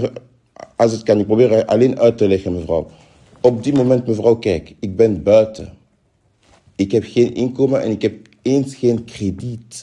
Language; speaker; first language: Dutch; non-native, fluent; French